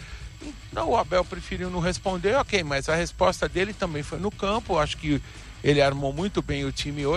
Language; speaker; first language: Portuguese; native; Portuguese